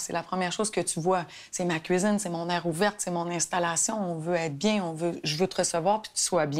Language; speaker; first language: French; native; French